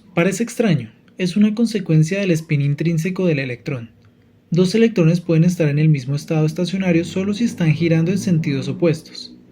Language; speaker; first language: Spanish; native; Spanish